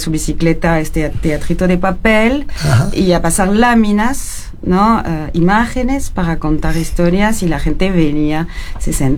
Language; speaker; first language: Spanish; non-native, fluent; French